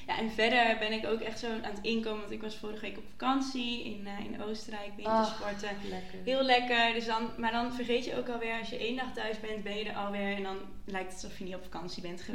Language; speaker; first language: Dutch; native; Dutch